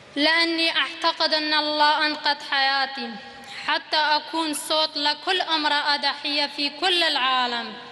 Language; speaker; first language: Arabic; non-native, local second language; Kurdish